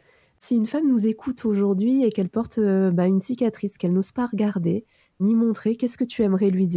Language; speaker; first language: French; native; French